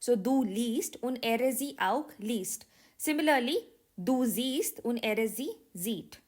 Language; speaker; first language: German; non-native, learner; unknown